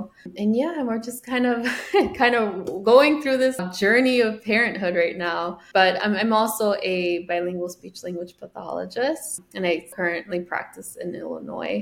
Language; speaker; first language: English; early bilingual, other home language; Spanish